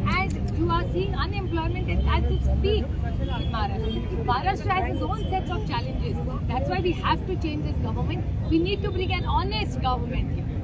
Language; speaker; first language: English; non-native, local second language; Marathi